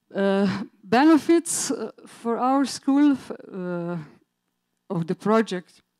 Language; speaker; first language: English; non-native, learner; Slovenian